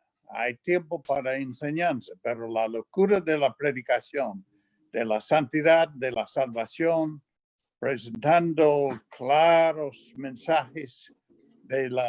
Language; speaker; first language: Spanish; non-native, fluent; English